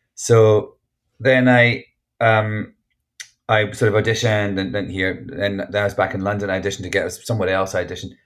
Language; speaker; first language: English; native; English